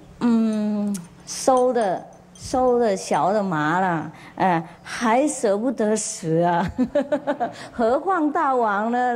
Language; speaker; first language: Chinese; non-native, fluent; Vietnamese